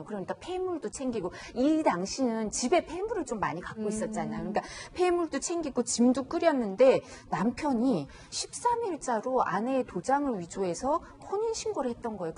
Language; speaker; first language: Korean; native; Korean